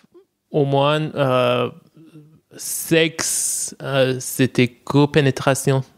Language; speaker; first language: French; non-native, fluent; Persian